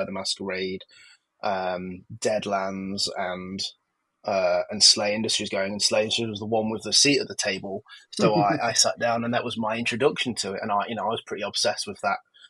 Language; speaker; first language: English; native; English